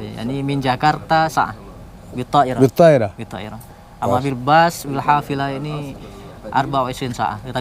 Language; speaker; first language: Arabic; non-native, learner; Indonesian